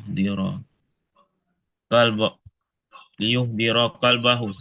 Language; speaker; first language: Arabic; non-native, learner; Indonesian